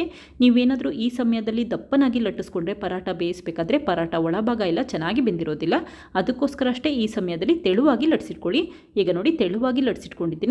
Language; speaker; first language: Kannada; native; Kannada